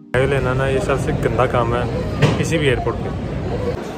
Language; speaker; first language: Urdu; early bilingual, heritage; Urdu